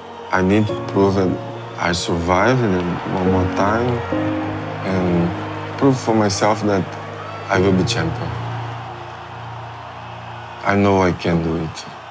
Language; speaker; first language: English; non-native, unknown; Portuguese